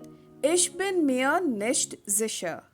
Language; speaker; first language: German; non-native, fluent; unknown